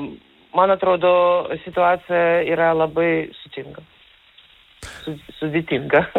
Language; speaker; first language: Lithuanian; non-native, learner; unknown